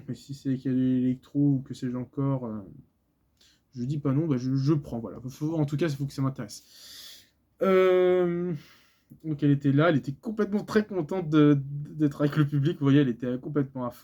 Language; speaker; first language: French; native; French